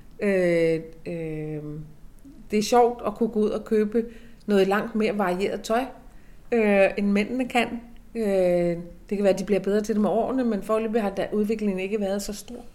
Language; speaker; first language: Danish; native; Danish